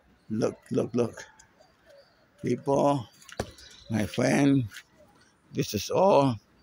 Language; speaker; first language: English; non-native, fluent; Spanish